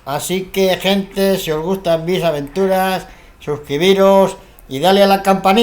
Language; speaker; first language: Spanish; native; Spanish